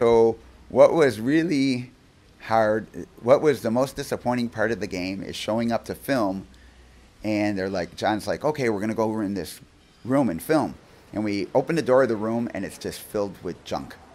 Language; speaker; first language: English; early bilingual, other home language; Spanish